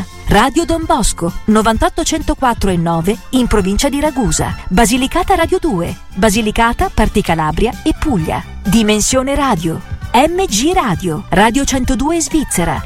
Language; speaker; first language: Italian; native; Italian